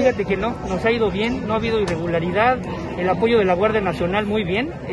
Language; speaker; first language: Spanish; native; Spanish